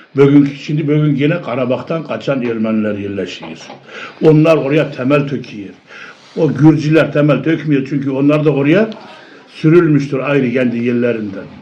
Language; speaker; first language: Turkish; early bilingual, heritage; Turkish